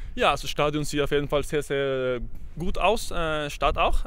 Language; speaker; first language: German; non-native, fluent; Norwegian